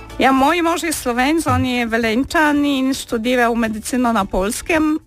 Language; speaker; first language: Slovenian; non-native, fluent; Polish